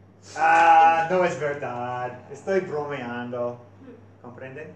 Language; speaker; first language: Spanish; non-native, fluent; English